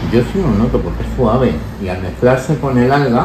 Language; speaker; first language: Spanish; native; Spanish